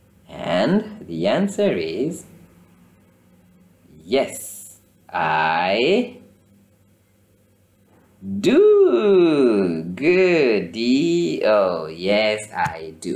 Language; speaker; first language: English; non-native, fluent; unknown